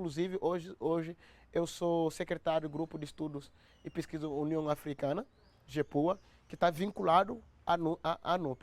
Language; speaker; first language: Portuguese; non-native, local second language; Upper Guinea Crioulo